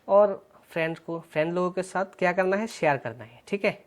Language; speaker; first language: Hindi; non-native, local second language; Bangla